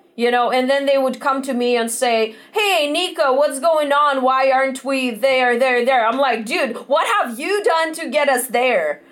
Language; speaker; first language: English; non-native, fluent; Russian